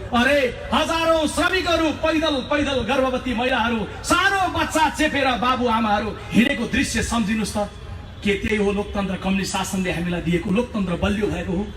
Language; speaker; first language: Nepali; native; Nepali